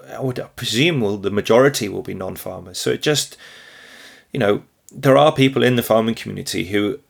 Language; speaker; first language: English; native; English